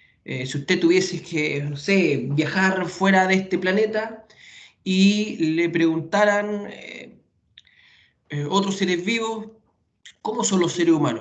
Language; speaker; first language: Spanish; native; Spanish